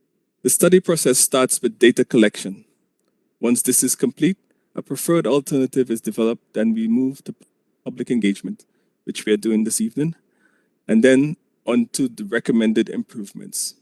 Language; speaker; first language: English; native; English